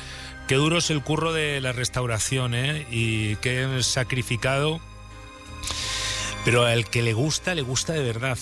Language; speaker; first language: Spanish; native; Spanish